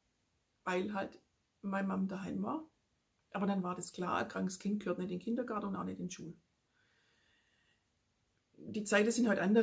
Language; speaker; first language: German; native; German